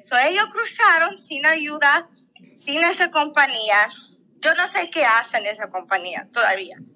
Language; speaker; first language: Spanish; non-native, fluent; Russian